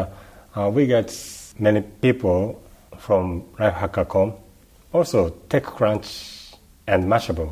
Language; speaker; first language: English; non-native, learner; Japanese